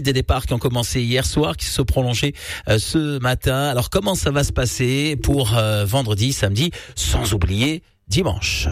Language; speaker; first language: French; native; French